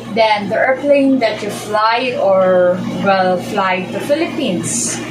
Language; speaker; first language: English; non-native, local second language; Cebuano